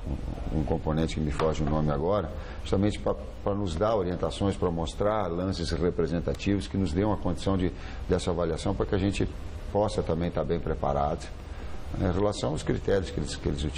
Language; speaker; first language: Portuguese; native; Portuguese